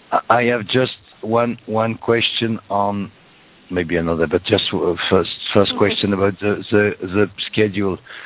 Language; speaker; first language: English; non-native, fluent; French